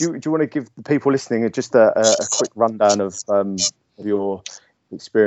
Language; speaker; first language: English; native; English